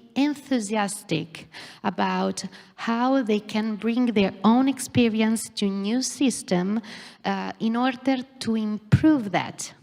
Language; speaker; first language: English; non-native, fluent; Italian